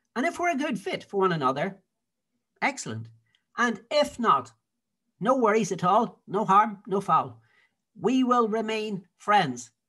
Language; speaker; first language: English; native; English